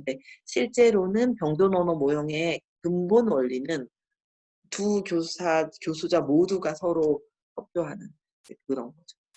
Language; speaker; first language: Korean; native; Korean